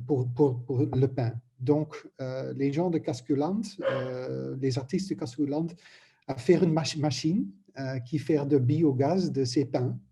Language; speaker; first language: French; non-native, learner; Dutch